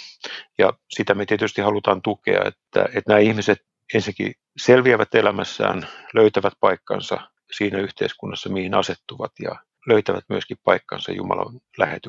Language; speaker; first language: Finnish; native; Finnish